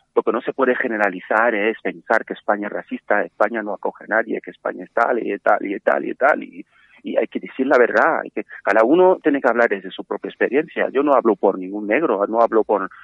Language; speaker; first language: Spanish; non-native, fluent; French